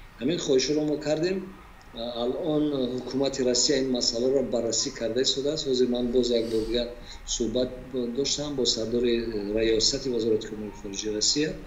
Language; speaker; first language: Tajik; native; Tajik